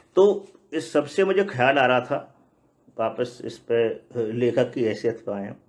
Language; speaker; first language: Hindi; native; Hindi